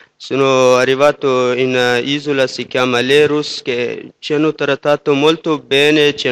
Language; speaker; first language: Italian; non-native, fluent; Persian